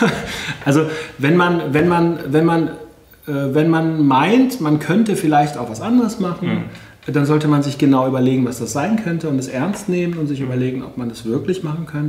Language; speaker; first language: German; native; German